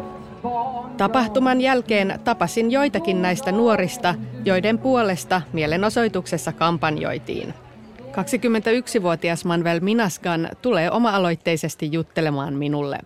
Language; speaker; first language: Finnish; native; Finnish